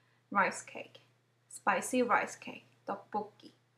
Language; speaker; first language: English; non-native, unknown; Korean